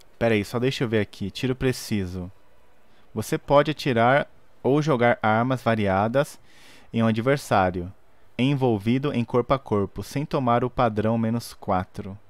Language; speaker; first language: Portuguese; native; Portuguese